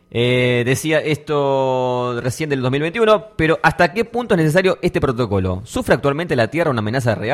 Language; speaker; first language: Spanish; native; Spanish